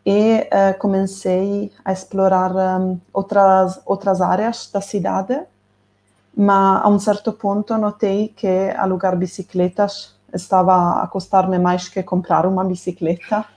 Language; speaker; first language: Portuguese; non-native, fluent; Italian